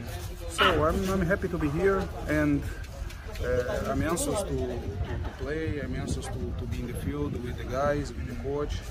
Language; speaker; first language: English; non-native, learner; Portuguese